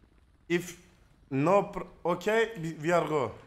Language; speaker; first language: English; non-native, learner; Turkish